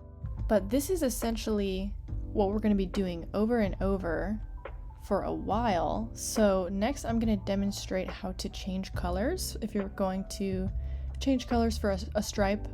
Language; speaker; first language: English; native; English